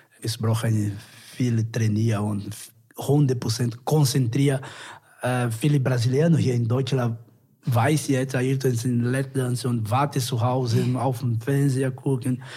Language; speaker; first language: German; non-native, learner; Portuguese